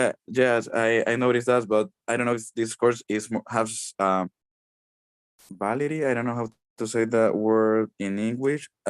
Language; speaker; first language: English; non-native, learner; Spanish